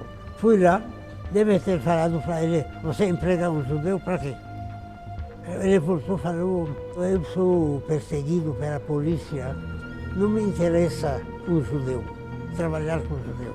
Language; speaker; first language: Portuguese; non-native, fluent; Arabic